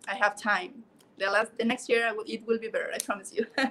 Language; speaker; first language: English; non-native, learner; Spanish